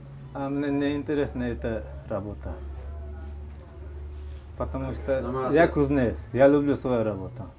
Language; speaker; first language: Russian; non-native, local second language; Uzbek